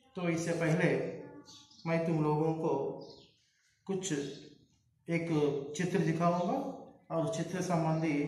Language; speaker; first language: Hindi; non-native, local second language; Telugu